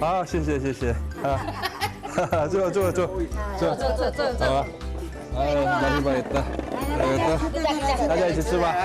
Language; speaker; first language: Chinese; non-native, learner; Korean